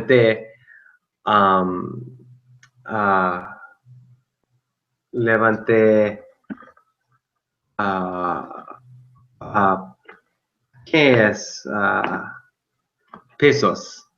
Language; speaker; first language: Spanish; non-native, learner; English